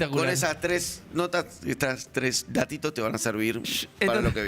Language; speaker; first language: Spanish; native; Spanish